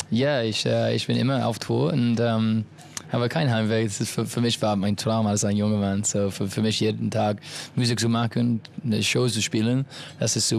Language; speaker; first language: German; non-native, learner; English